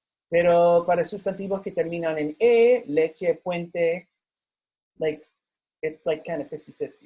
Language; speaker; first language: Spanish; non-native, fluent; English